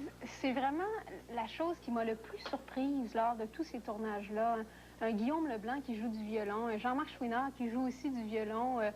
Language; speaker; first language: French; native; French